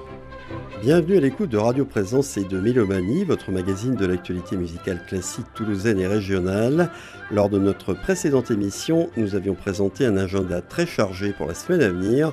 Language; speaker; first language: French; native; French